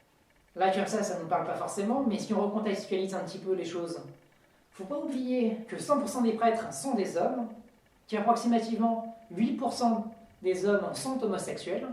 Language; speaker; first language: French; native; French